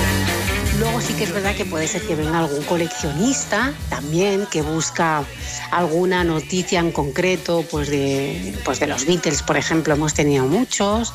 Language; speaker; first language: Spanish; native; Spanish